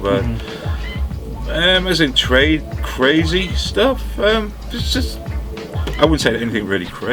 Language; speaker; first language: English; non-native, fluent; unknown